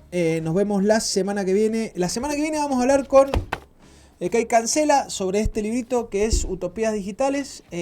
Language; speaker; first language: Spanish; native; Spanish